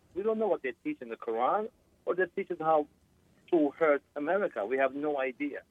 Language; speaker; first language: English; non-native, fluent; Arabic